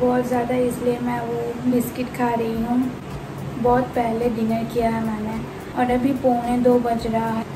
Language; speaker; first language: Hindi; non-native, local second language; Bangla